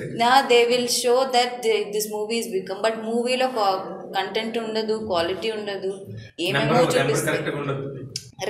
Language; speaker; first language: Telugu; non-native, learner; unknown